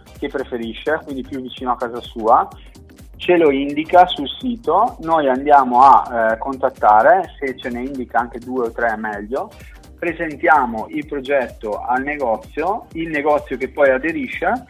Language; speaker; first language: Italian; native; Italian